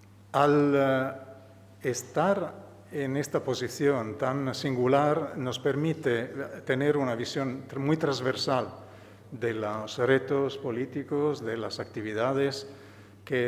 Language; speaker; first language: Spanish; non-native, fluent; Italian